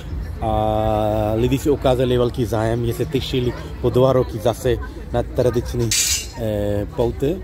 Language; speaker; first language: Czech; non-native, learner; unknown